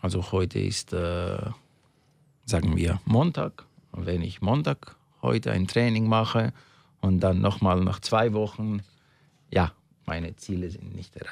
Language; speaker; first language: German; non-native, fluent; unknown